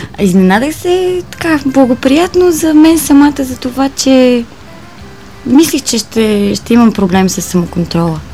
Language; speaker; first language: Bulgarian; native; Bulgarian